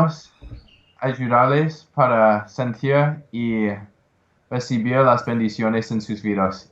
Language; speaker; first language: Spanish; non-native, learner; English